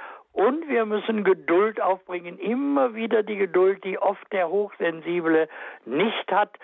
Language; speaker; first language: German; native; German